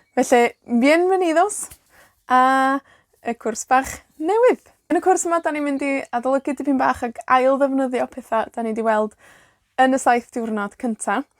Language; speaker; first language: Welsh; native; Welsh